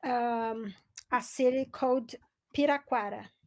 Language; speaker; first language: English; non-native, learner; Portuguese